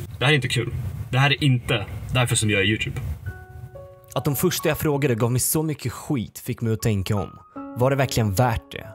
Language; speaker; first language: Swedish; early bilingual, other home language; Russian